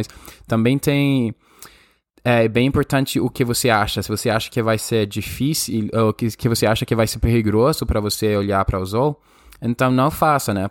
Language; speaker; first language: Portuguese; non-native, fluent; Spanish